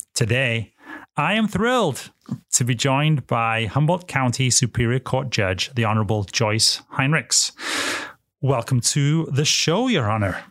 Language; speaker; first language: English; native; English